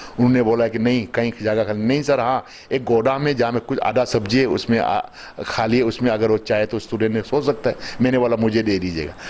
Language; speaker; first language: Hindi; non-native, local second language; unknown